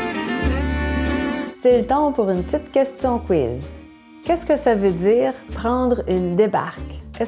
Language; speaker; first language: French; native; French